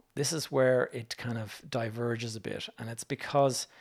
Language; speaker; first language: English; native; English